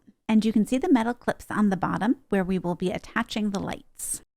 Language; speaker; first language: English; native; English